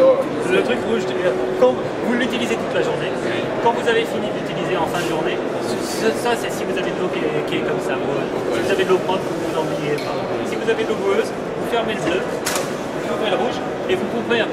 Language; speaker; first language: French; native; French